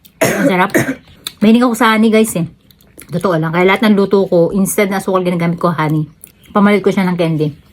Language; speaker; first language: Filipino; native; Filipino